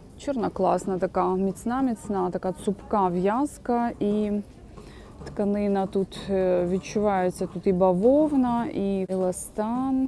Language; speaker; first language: Ukrainian; non-native, local second language; Russian